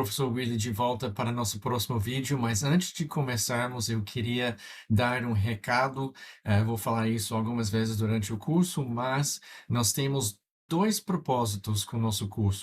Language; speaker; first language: Portuguese; non-native, fluent; English